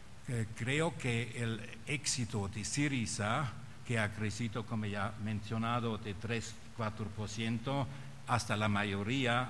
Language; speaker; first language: Spanish; non-native, fluent; German